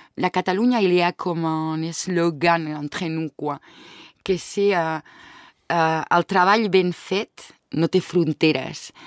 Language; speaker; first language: French; non-native, fluent; Catalan